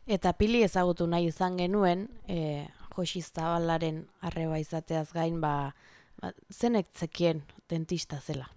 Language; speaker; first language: Basque; native; Basque